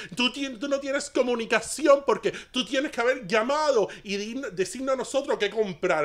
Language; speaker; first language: Spanish; early bilingual, heritage; Spanish